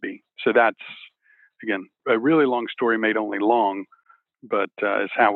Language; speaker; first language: English; native; English